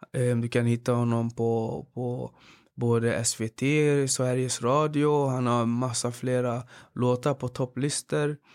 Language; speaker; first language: Swedish; early bilingual, other home language; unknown